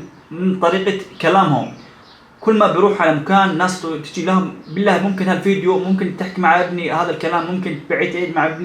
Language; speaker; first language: Arabic; native; Arabic